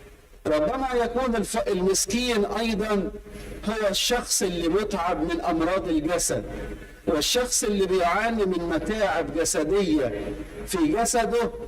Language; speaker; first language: Arabic; native; Arabic